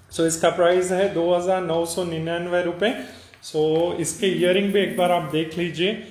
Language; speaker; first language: Hindi; non-native, local second language; Telugu